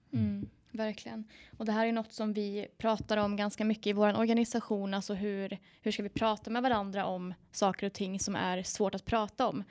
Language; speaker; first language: Swedish; native; Swedish